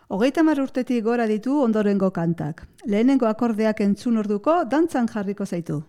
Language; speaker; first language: Basque; native; Basque